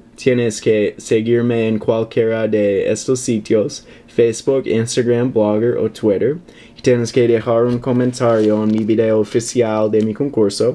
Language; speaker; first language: Spanish; non-native, learner; English